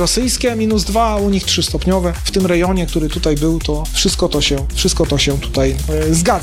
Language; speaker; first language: Polish; native; Polish